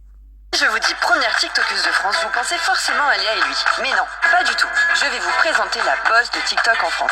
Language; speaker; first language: French; native; French